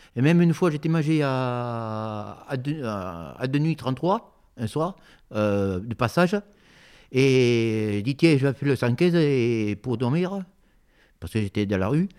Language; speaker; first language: French; native; French